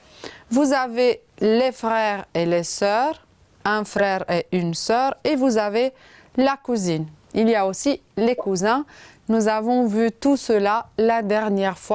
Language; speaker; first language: French; non-native, fluent; Romanian